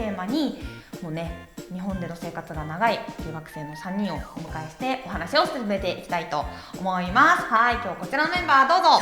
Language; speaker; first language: Japanese; native; Japanese